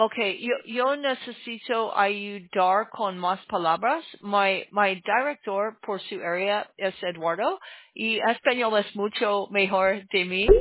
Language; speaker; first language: Spanish; non-native, learner; English